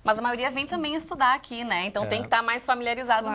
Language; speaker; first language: Portuguese; native; Portuguese